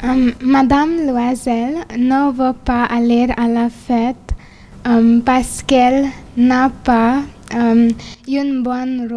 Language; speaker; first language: French; non-native, learner; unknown